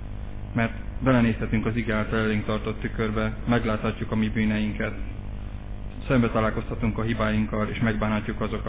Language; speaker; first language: Hungarian; native; Hungarian